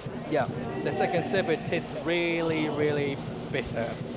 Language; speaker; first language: English; non-native, fluent; Chinese